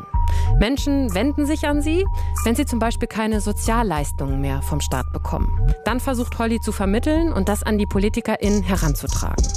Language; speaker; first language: German; native; German